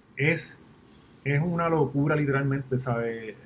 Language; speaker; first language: Spanish; native; Spanish